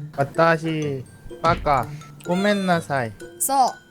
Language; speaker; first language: Japanese; non-native, learner; Korean